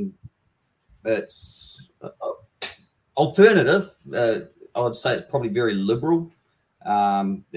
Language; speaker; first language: English; native; English